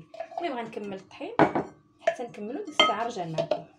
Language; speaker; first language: Arabic; native; Arabic